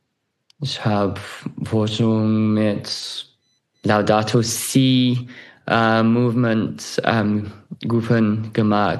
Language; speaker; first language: German; non-native, fluent; English